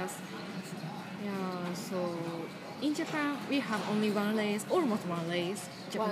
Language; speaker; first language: English; non-native, learner; Japanese